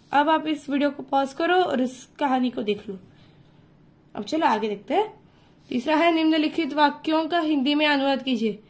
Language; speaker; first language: Hindi; non-native, local second language; Marathi